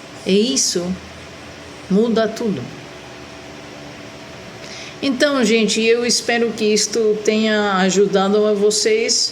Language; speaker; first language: Portuguese; non-native, fluent; Spanish